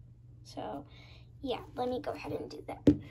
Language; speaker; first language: English; native; English